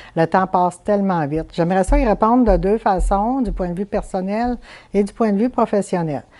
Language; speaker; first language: French; native; French